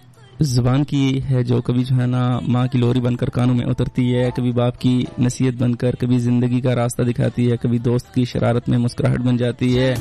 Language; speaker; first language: Hindi; non-native, local second language; Pashto